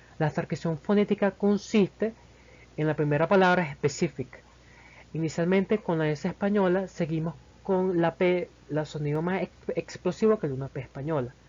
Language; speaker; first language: Spanish; native; Spanish